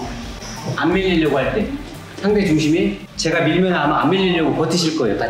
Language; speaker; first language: Korean; native; Korean